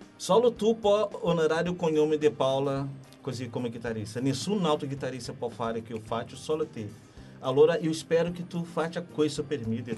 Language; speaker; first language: Italian; non-native, fluent; Portuguese